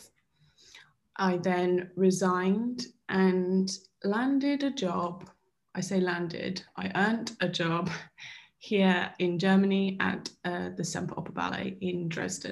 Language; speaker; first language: English; native; English